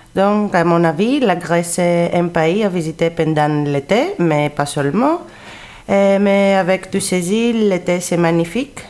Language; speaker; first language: French; non-native, fluent; Greek